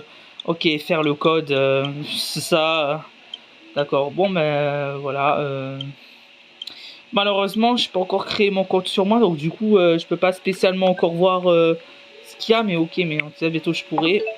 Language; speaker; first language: French; native; French